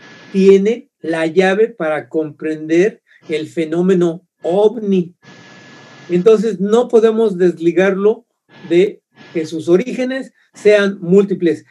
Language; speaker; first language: Spanish; native; Spanish